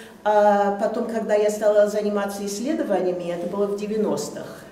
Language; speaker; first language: Russian; non-native, fluent; English